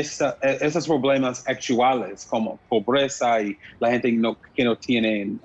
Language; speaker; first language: Spanish; non-native, fluent; English